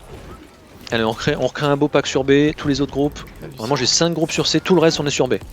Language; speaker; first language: French; native; French